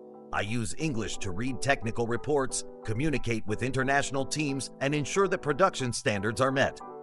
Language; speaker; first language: English; non-native, fluent; Portuguese